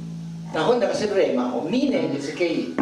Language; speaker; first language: Chinese; non-native, fluent; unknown